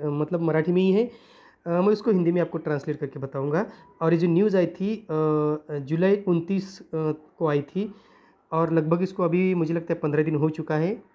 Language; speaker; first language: Hindi; non-native, local second language; Marathi